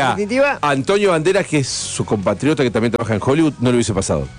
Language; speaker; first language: Spanish; native; Spanish